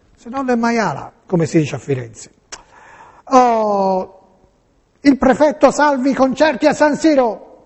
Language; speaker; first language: Italian; native; Italian